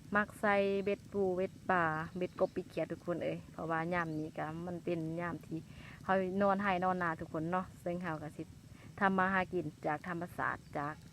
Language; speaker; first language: Lao; non-native, local second language; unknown